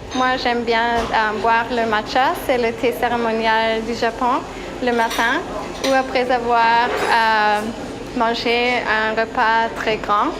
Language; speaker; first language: French; non-native, fluent; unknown